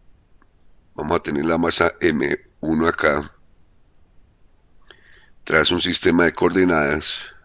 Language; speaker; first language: Spanish; native; Spanish